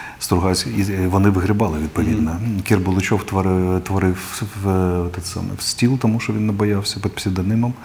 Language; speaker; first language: Ukrainian; non-native, local second language; Russian